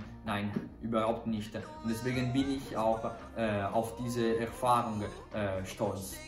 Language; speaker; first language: German; non-native, fluent; Italian